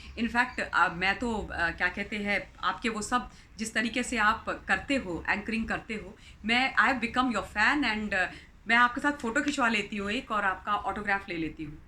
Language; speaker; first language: Hindi; native; Hindi